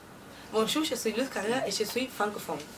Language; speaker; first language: French; non-native, learner; Spanish